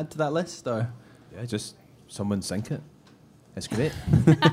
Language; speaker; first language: English; native; English